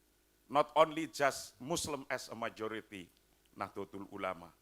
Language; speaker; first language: English; non-native, fluent; Indonesian